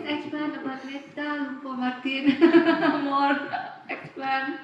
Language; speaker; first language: English; non-native, learner; Indonesian